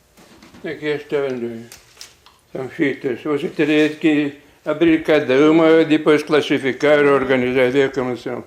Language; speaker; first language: Portuguese; non-native, fluent; Lithuanian